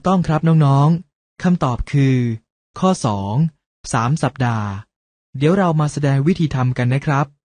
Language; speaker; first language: Thai; native; Thai